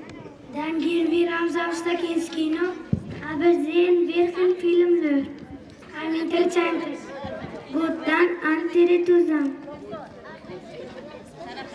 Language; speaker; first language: German; non-native, learner; Uzbek